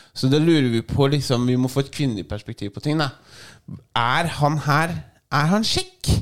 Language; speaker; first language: Norwegian; native; Norwegian